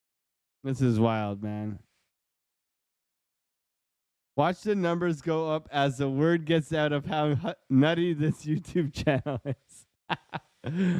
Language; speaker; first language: English; native; English